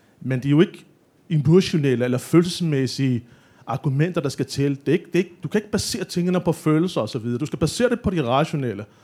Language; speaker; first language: Danish; non-native, fluent; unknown